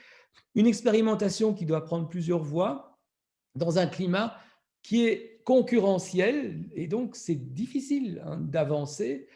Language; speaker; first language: French; native; French